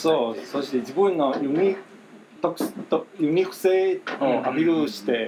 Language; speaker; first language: Japanese; non-native, fluent; Chinese